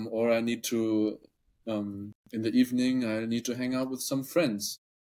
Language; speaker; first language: English; non-native, fluent; German